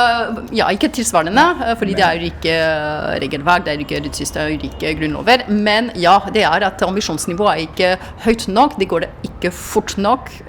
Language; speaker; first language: Norwegian; non-native, fluent; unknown